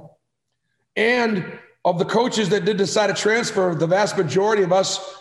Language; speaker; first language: English; native; English